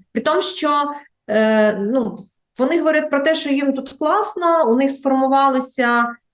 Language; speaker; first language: Ukrainian; native; Ukrainian